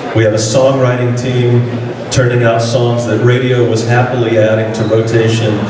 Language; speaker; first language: English; native; English